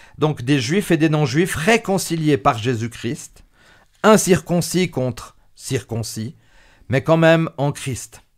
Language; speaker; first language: French; native; French